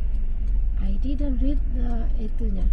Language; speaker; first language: English; non-native, learner; Indonesian